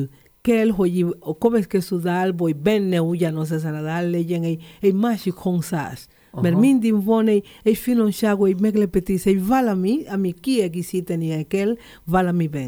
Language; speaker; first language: Hungarian; non-native, learner; Spanish